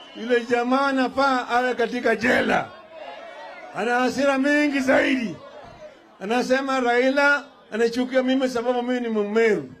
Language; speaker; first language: Swahili; non-native, local second language; Luo (Kenya and Tanzania)